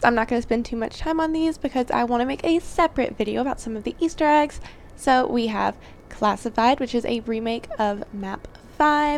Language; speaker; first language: English; native; English